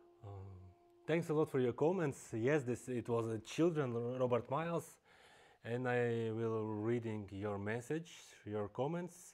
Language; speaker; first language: English; non-native, fluent; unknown